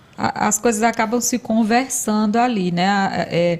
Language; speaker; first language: Portuguese; native; Portuguese